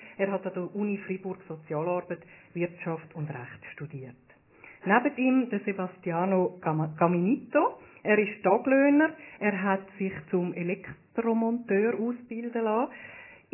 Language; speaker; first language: German; native; German